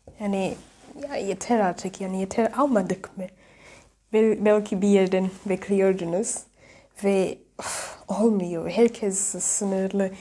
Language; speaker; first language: Turkish; non-native, fluent; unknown